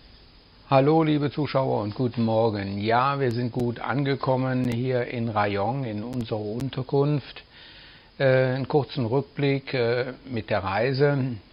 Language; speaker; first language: German; native; German